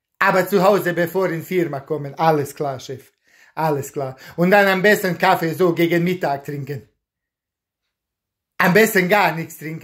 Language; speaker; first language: German; non-native, learner; Bosnian